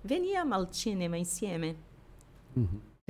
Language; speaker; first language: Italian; non-native, fluent; Portuguese